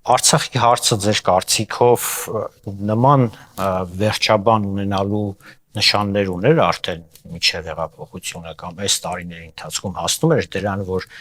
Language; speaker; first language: Armenian; native; Armenian